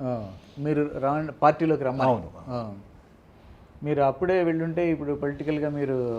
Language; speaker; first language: Telugu; native; Telugu